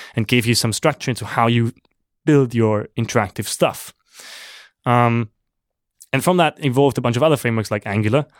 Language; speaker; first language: English; non-native, fluent; German